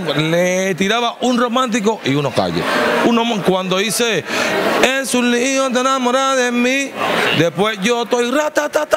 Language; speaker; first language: Spanish; native; Spanish